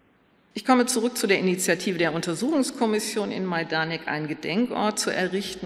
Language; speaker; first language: German; native; German